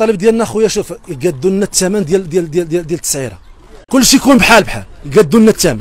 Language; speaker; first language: Arabic; native; Arabic